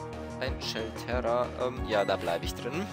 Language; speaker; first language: German; native; German